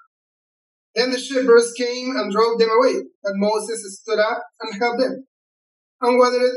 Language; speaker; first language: English; non-native, learner; Spanish